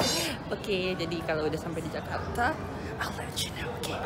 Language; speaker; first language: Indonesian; early bilingual, other home language; Malay